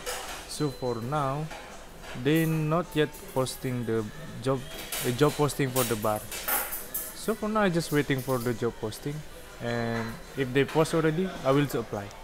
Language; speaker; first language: English; non-native, learner; Indonesian